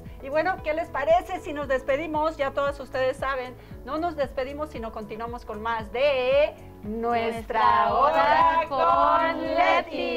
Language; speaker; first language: Spanish; native; Spanish